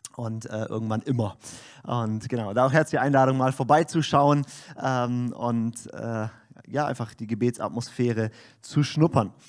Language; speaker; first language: German; native; German